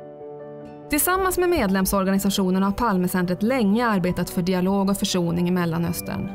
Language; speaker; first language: Swedish; native; Swedish